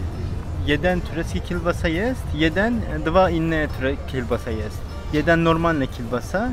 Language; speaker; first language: Polish; non-native, learner; Turkish